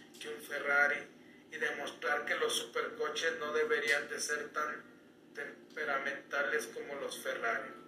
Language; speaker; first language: Spanish; native; Spanish